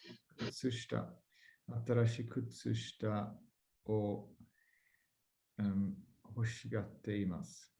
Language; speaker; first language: Japanese; non-native, learner; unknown